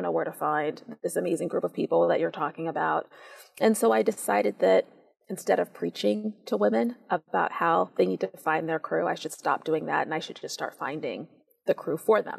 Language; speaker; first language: English; native; English